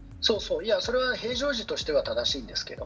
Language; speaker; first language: Japanese; native; Japanese